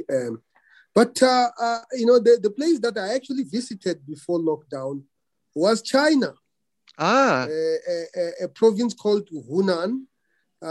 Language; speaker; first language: English; non-native, local second language; Venda